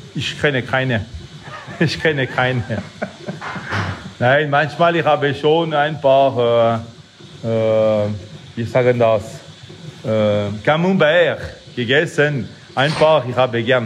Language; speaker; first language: German; non-native, local second language; French